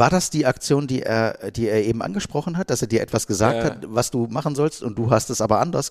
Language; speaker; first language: German; native; German